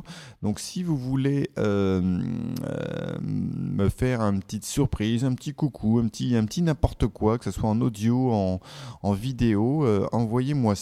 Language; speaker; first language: French; native; French